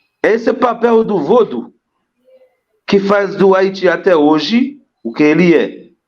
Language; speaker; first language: Portuguese; non-native, fluent; Haitian Creole